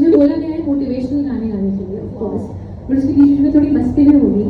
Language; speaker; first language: Hindi; native; Hindi